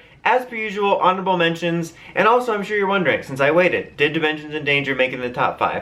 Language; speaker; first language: English; native; English